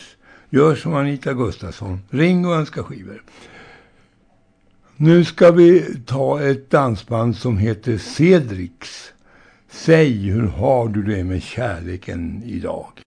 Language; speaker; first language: Swedish; native; Swedish